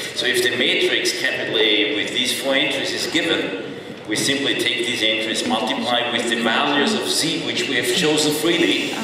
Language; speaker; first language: English; non-native, fluent; German